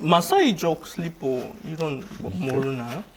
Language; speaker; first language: Korean; non-native, fluent; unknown